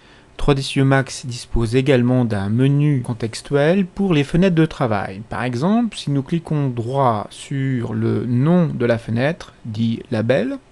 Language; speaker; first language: French; native; French